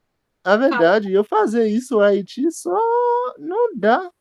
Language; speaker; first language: Portuguese; non-native, learner; Haitian Creole